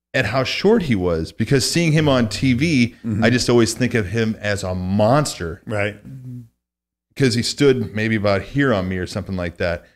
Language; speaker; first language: English; native; English